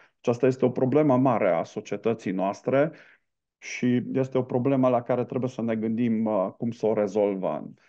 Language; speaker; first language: Romanian; non-native, local second language; Hungarian